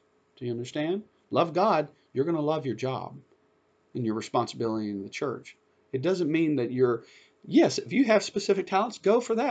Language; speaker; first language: English; native; English